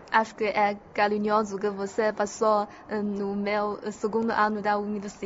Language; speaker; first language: Portuguese; non-native, fluent; Chinese